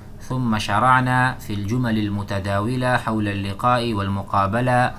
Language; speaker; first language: Arabic; non-native, fluent; Urdu